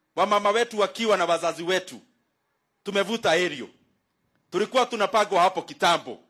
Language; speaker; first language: Swahili; non-native, local second language; Kikuyu